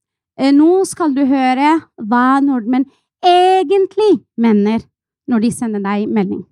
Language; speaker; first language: Norwegian; non-native, fluent; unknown